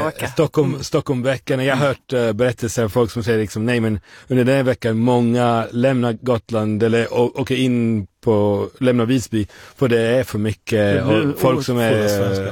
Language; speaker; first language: Swedish; non-native, fluent; Italian